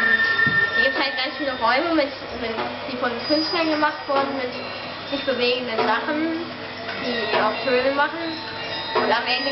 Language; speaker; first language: German; native; German